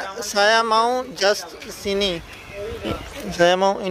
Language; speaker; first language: Indonesian; non-native, learner; Punjabi